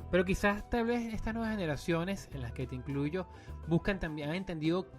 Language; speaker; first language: Spanish; native; Spanish